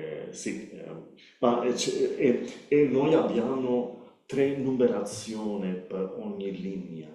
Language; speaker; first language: Italian; non-native, learner; Spanish